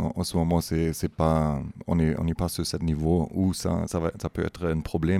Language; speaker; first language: French; non-native, fluent; German